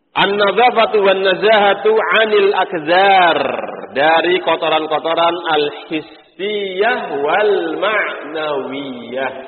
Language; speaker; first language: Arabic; non-native, fluent; Indonesian